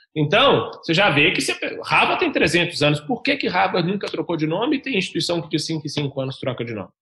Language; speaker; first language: Portuguese; native; Portuguese